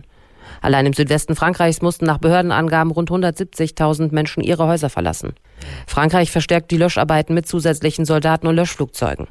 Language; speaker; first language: German; native; German